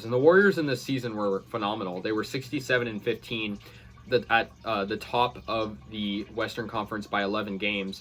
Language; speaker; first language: English; native; English